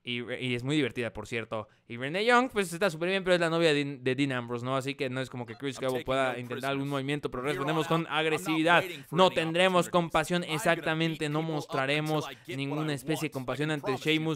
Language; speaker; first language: Spanish; native; Spanish